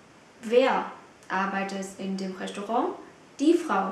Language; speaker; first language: German; non-native, fluent; Vietnamese